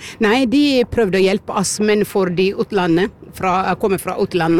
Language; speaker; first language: Norwegian; non-native, fluent; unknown